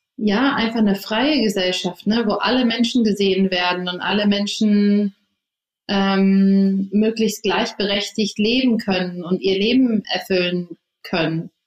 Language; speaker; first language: German; early bilingual, other home language; English